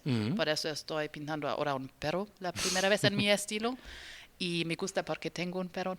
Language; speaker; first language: Spanish; non-native, learner; German